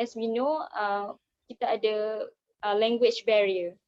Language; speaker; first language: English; non-native, learner; Malay